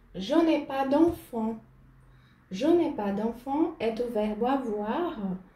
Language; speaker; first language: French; non-native, fluent; Portuguese